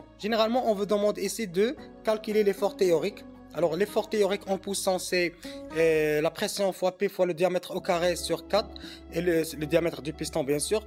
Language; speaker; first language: French; non-native, local second language; Arabic